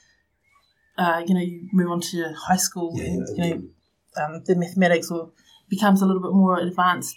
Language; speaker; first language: English; native; English